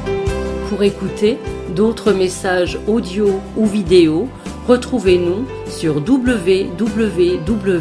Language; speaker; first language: French; native; French